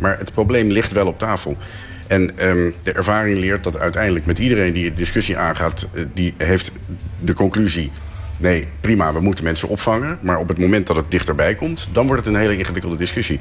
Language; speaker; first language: Dutch; native; Dutch